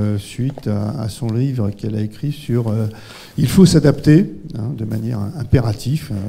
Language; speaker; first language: French; native; French